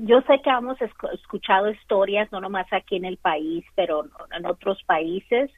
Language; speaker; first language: Spanish; early bilingual, other home language; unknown